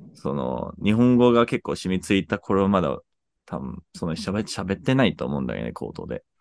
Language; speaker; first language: Japanese; non-native, fluent; English